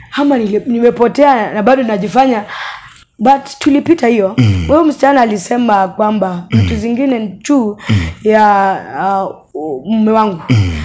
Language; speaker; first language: Swahili; non-native, local second language; Luo (Kenya and Tanzania)